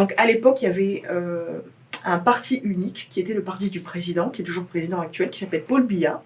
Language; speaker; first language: French; native; French